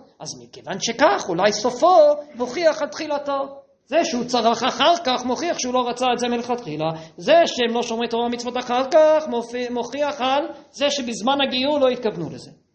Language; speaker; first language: Hebrew; native; Hebrew